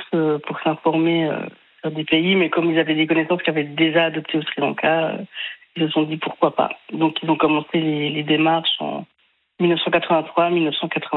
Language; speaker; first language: French; native; French